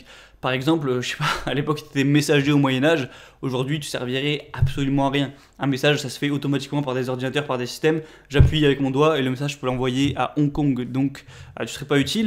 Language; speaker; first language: French; native; French